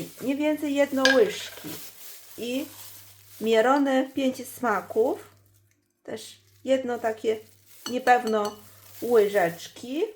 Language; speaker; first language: Polish; non-native, learner; Chinese